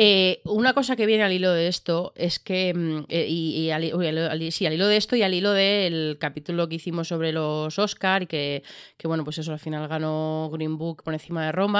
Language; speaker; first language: Spanish; native; Spanish